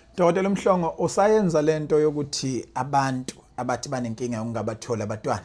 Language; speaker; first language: Zulu; native; Zulu